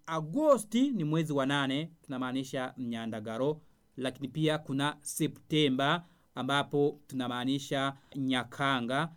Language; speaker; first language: Swahili; non-native, local second language; Rundi